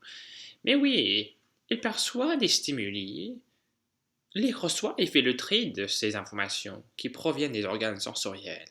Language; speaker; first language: French; non-native, fluent; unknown